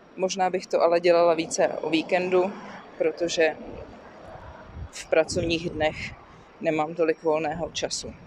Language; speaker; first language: Czech; native; Czech